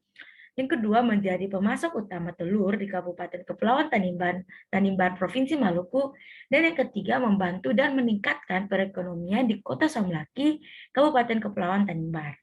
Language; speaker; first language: Indonesian; native; Indonesian